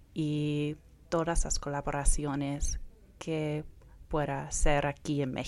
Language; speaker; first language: Spanish; non-native, fluent; English